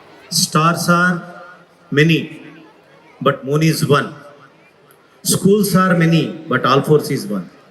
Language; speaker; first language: English; non-native, local second language; Telugu